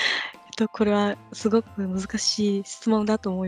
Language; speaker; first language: Japanese; non-native, fluent; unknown